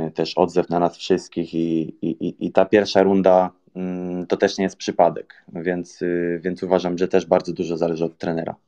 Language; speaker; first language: Polish; native; Polish